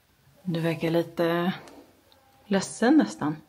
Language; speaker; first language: Swedish; native; Swedish